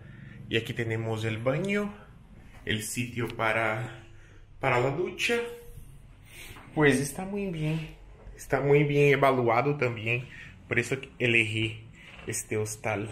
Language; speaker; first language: Spanish; non-native, fluent; Portuguese